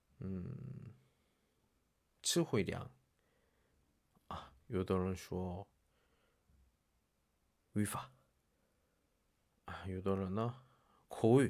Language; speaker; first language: Chinese; non-native, learner; Korean